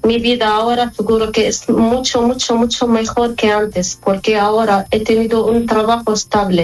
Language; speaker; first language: Spanish; non-native, learner; Arabic